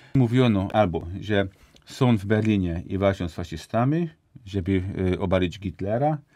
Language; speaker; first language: Polish; non-native, fluent; Hungarian